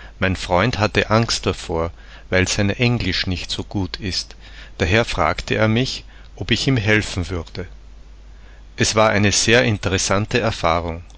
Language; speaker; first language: German; non-native, learner; Czech